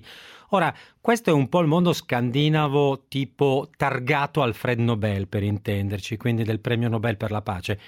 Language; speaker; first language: Italian; native; Italian